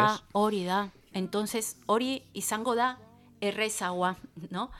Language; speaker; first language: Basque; non-native, learner; Spanish